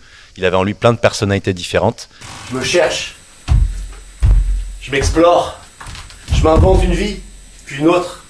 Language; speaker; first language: French; native; French